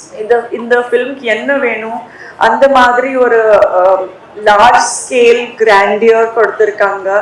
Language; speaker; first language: Tamil; non-native, learner; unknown